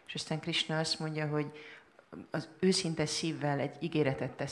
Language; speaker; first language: Hungarian; native; Hungarian